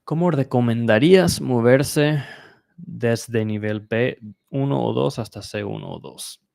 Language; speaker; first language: Spanish; non-native, fluent; English